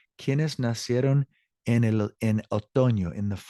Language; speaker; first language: Spanish; non-native, learner; English